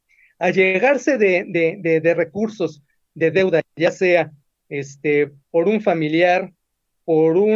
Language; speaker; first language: Spanish; native; Spanish